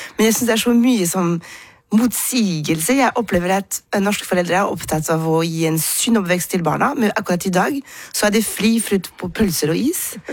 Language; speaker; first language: Norwegian; non-native, fluent; French